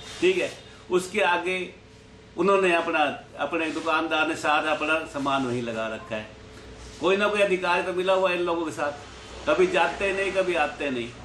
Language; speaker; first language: Hindi; native; Hindi